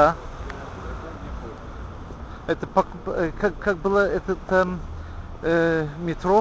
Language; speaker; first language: Russian; non-native, learner; English